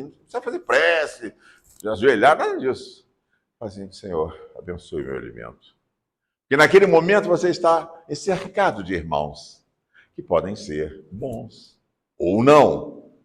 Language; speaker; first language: Portuguese; native; Portuguese